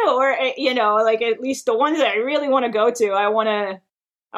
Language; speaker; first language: English; non-native, fluent; Hebrew